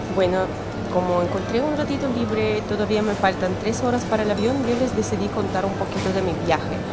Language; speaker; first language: Spanish; non-native, fluent; Russian